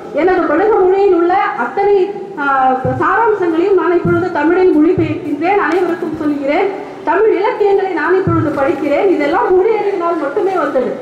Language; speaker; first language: Tamil; non-native, local second language; Badaga